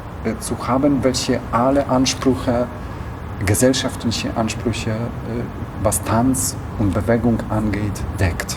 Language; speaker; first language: German; non-native, fluent; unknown